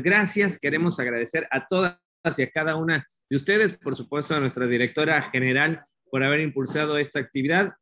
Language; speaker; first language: Spanish; native; Spanish